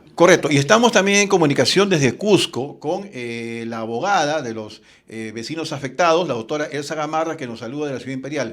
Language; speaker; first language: Spanish; native; Spanish